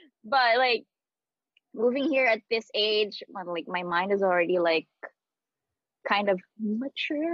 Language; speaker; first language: English; non-native, local second language; Filipino